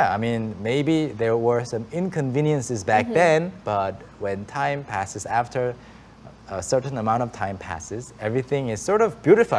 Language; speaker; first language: English; non-native, fluent; Korean